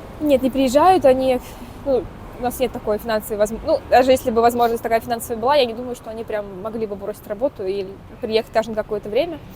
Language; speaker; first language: Russian; native; Russian